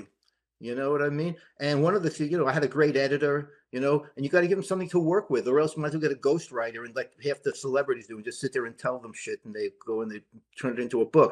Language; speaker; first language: English; native; English